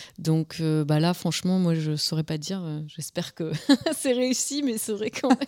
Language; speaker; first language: French; native; French